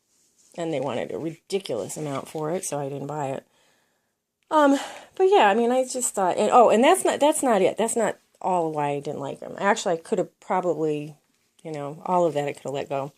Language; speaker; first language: English; native; English